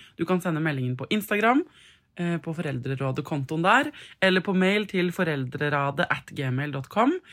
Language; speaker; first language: Norwegian; native; Norwegian